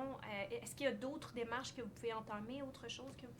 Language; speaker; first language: French; native; French